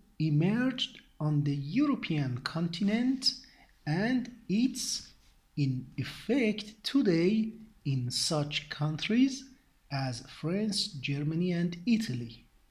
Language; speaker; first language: English; non-native, fluent; Persian